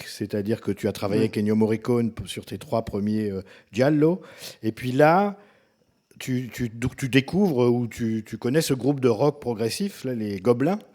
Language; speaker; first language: French; native; French